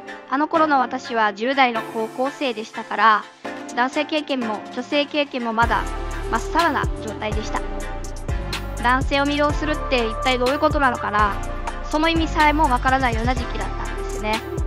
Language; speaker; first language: Japanese; native; Japanese